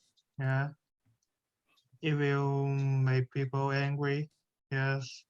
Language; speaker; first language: English; non-native, learner; Chinese